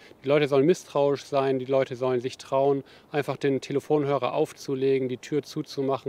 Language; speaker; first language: German; native; German